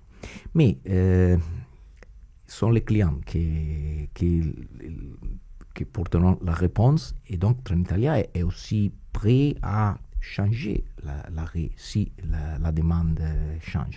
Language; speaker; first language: French; non-native, fluent; Italian